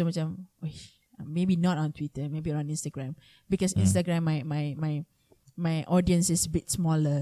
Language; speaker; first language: English; non-native, local second language; Malay